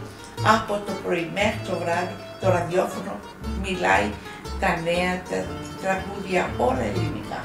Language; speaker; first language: Greek; early bilingual, heritage; Greek